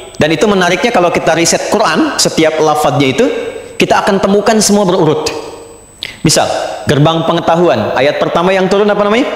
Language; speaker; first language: Indonesian; native; Indonesian